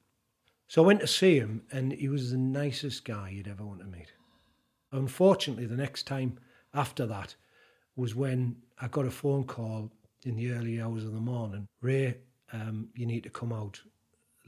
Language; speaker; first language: English; native; English